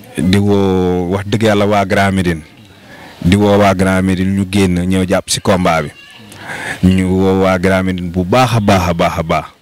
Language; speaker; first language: Wolof; non-native, local second language; Fula